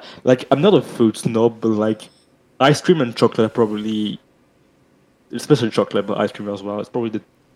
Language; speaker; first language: English; non-native, fluent; French